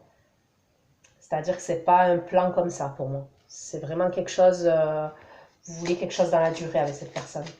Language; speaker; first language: French; native; French